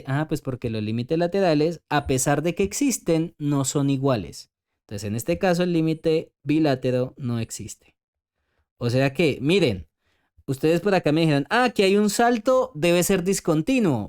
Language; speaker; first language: Spanish; native; Spanish